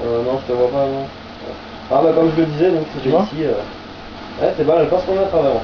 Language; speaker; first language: French; native; French